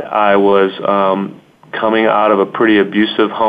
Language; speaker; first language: English; native; English